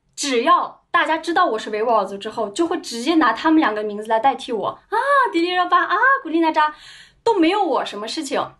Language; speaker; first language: Chinese; non-native, local second language; Uyghur